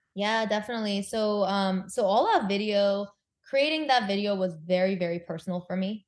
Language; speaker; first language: English; early bilingual, other home language; Korean